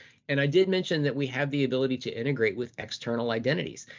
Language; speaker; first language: English; native; English